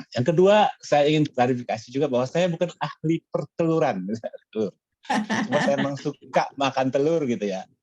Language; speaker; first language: Malay; native; Malay